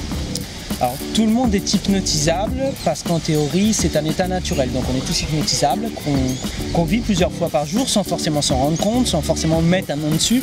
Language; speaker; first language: French; native; French